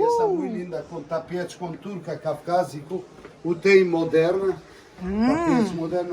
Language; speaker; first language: Portuguese; non-native, learner; Turkish